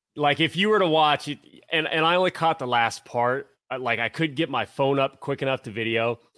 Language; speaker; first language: English; native; English